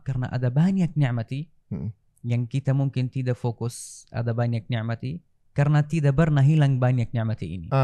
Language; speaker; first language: Indonesian; non-native, fluent; Arabic